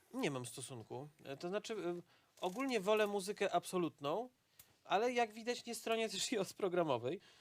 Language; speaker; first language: Polish; native; Polish